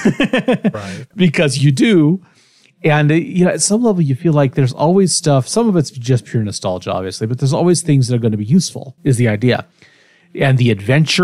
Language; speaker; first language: English; native; English